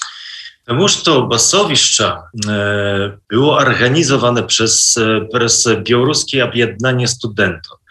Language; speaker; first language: Belarusian; non-native, local second language; Polish